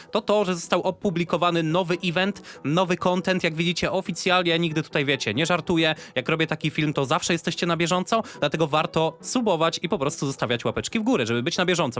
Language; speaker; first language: Polish; native; Polish